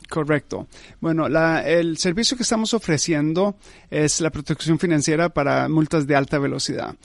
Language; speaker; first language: Spanish; early bilingual, heritage; Spanish